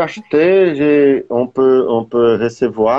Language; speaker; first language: French; non-native, learner; Portuguese